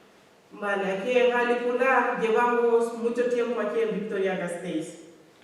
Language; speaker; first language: Spanish; non-native, learner; Fula